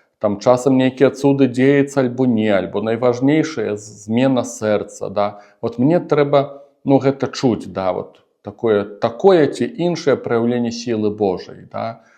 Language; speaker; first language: Belarusian; non-native, local second language; Russian